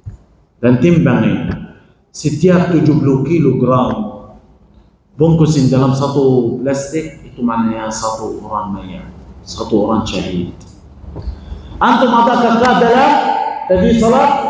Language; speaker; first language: Indonesian; non-native, fluent; Arabic